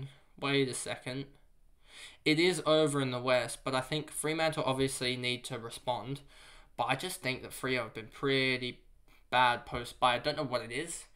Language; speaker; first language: English; native; English